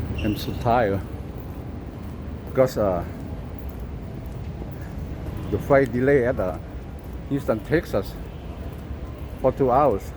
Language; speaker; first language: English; non-native, learner; Lao